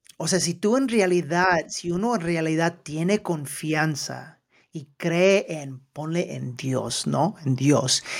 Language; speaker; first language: Spanish; early bilingual, heritage; Spanish